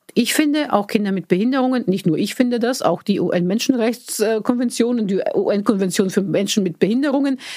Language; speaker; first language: German; non-native, fluent; Bulgarian